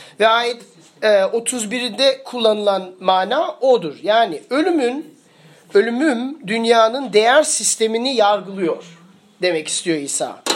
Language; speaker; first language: Turkish; early bilingual, heritage; Turkish